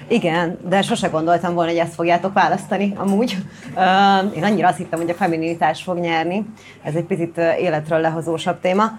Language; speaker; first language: Hungarian; native; Hungarian